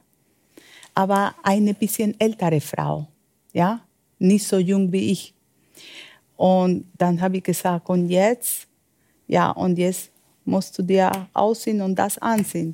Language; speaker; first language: German; non-native, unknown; Spanish